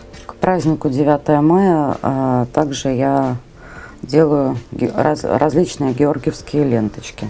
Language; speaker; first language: Russian; native; Russian